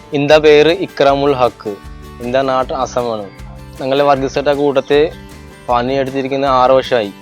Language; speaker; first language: Malayalam; non-native, local second language; Assamese